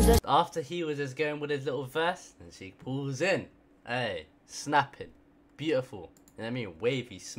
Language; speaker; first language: English; native; English